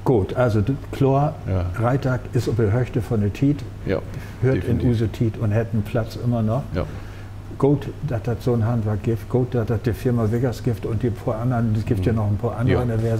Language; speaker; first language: German; native; German